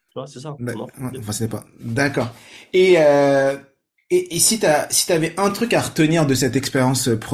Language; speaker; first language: French; native; French